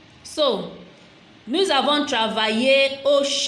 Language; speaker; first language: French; non-native, fluent; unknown